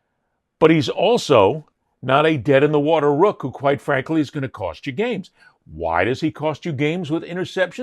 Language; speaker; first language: English; native; English